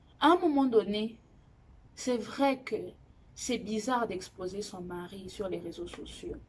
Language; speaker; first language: French; non-native, local second language; Lingala